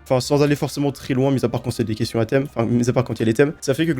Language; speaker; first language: French; native; French